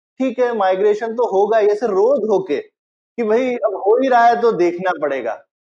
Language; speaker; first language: Hindi; native; Hindi